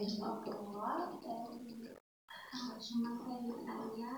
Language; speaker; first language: French; non-native, learner; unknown